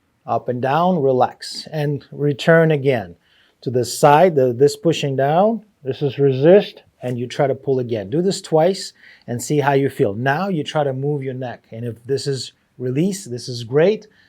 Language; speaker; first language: English; non-native, fluent; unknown